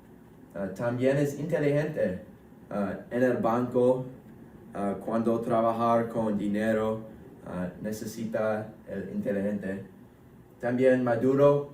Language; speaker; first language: Spanish; non-native, learner; English